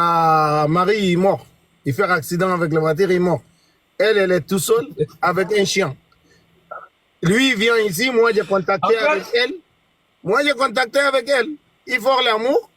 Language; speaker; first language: French; non-native, learner; Arabic